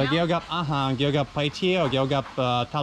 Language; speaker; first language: Thai; non-native, learner; Russian